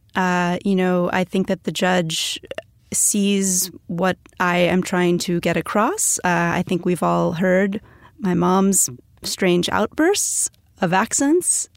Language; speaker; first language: English; native; English